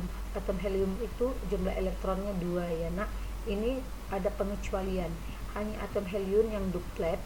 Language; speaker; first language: Indonesian; native; Indonesian